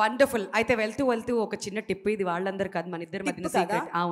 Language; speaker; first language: Telugu; native; Telugu